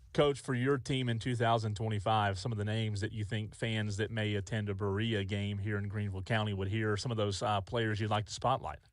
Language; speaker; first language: English; native; English